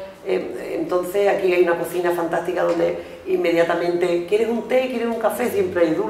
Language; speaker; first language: Spanish; native; Spanish